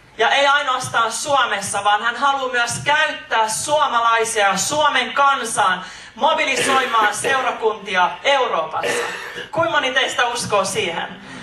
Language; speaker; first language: Finnish; native; Finnish